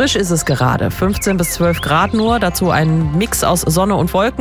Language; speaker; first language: German; native; German